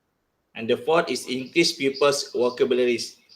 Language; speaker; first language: English; non-native, local second language; Malay